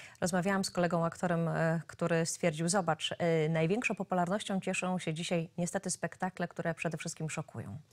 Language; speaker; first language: Polish; native; Polish